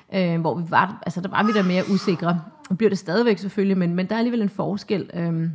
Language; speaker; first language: Danish; native; Danish